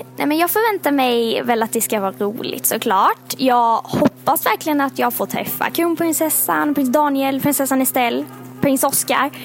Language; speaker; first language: Swedish; native; Swedish